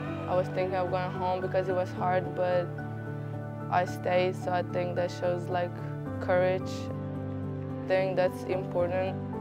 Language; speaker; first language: English; non-native, fluent; Slovenian